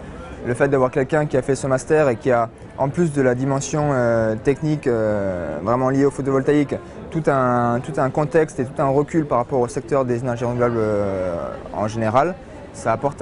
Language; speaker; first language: French; native; French